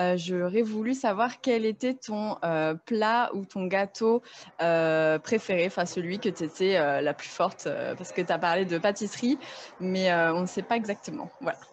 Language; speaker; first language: French; native; French